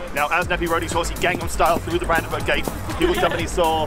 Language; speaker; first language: English; native; English